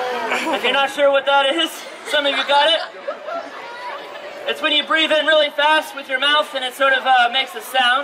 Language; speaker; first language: English; native; English